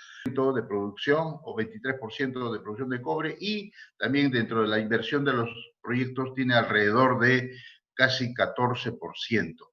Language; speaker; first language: Spanish; native; Spanish